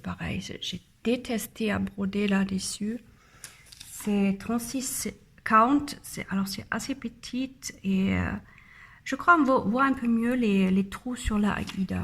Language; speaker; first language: French; non-native, learner; German